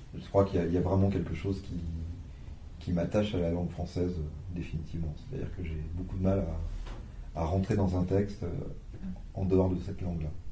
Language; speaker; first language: French; native; French